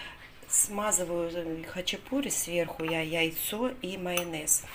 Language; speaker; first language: Russian; native; Russian